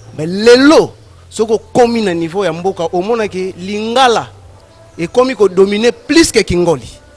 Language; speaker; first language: Lingala; non-native, local second language; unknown